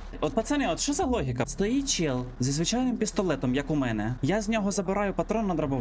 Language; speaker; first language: Ukrainian; native; Ukrainian